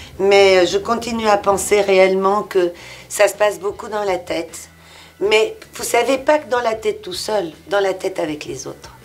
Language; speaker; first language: French; early bilingual, other home language; Portuguese